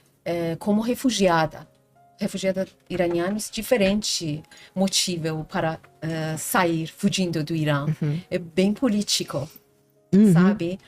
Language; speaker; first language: Portuguese; non-native, learner; Persian